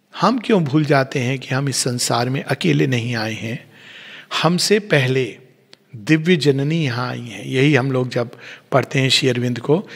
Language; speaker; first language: Hindi; native; Hindi